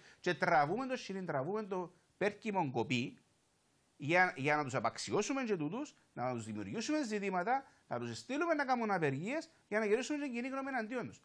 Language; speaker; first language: Greek; native; Greek